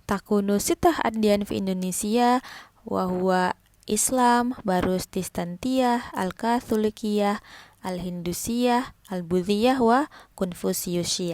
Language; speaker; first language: Arabic; non-native, fluent; Indonesian